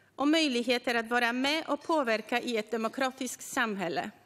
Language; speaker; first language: Swedish; native; Swedish